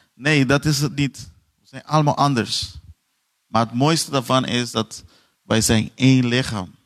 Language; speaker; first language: Dutch; non-native, fluent; Portuguese